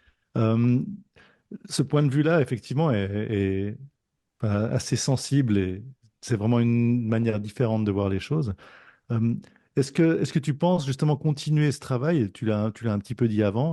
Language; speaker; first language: French; native; French